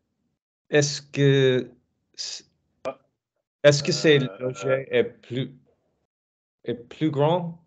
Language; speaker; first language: French; non-native, learner; English